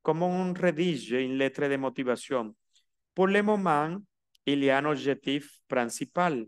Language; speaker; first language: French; non-native, fluent; Spanish